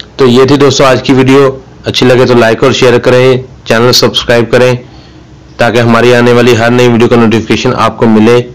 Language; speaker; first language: Urdu; non-native, local second language; Punjabi